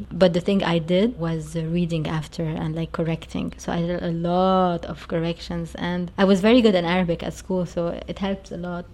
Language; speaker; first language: English; non-native, fluent; Arabic